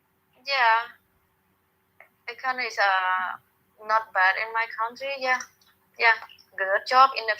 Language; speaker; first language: English; non-native, learner; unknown